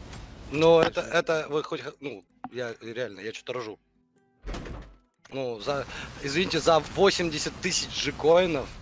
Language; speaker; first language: Russian; native; Russian